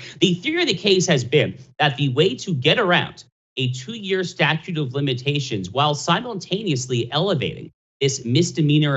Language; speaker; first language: English; native; English